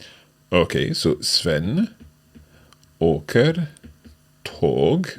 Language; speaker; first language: Swedish; non-native, learner; English